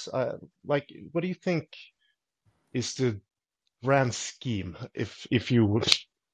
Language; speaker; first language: English; non-native, fluent; Norwegian